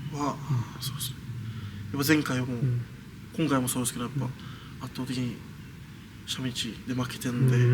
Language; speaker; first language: Japanese; native; Japanese